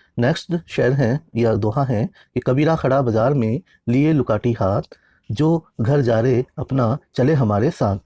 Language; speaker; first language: Hindi; native; Hindi